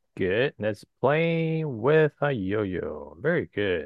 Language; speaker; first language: English; non-native, fluent; Chinese